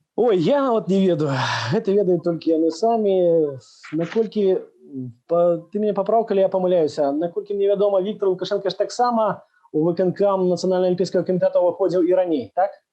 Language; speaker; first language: Belarusian; non-native, local second language; Russian